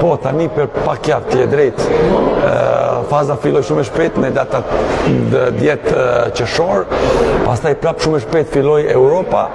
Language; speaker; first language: Albanian; non-native, learner; Serbian